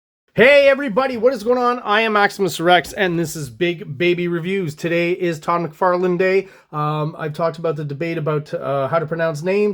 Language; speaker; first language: English; native; English